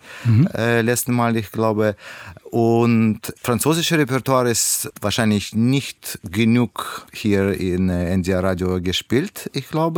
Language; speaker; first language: German; non-native, learner; Russian